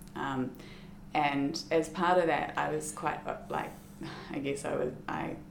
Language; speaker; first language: English; native; English